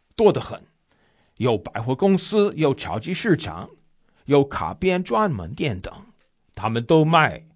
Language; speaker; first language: Chinese; non-native, fluent; English